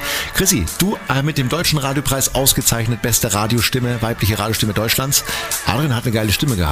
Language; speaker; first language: German; native; German